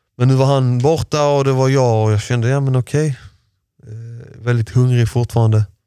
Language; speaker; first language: Swedish; early bilingual, other home language; Persian